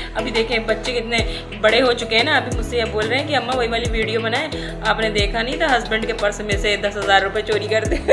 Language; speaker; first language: Hindi; native; Hindi